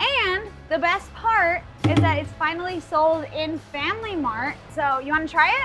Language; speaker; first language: English; early bilingual, other home language; Chinese